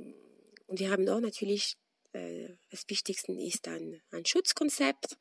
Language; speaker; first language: German; non-native, fluent; French